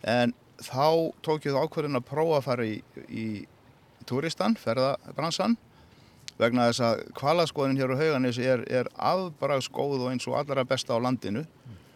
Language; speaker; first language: Icelandic; non-native, fluent; Polish